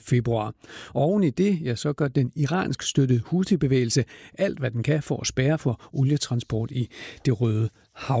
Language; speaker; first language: Danish; native; Danish